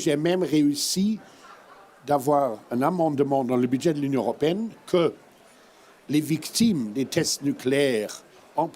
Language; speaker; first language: French; non-native, fluent; German